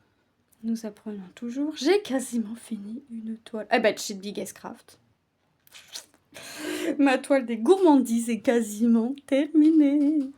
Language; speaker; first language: French; native; French